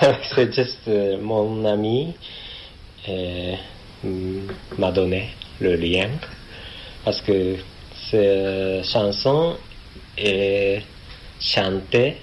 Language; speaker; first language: French; non-native, learner; Japanese